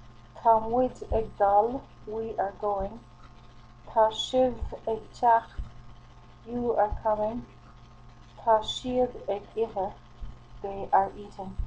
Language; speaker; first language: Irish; non-native, learner; English